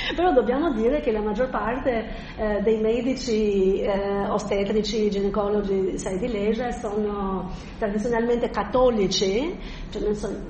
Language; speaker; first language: Italian; non-native, fluent; Albanian